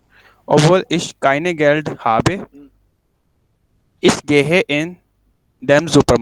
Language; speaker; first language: German; non-native, learner; Urdu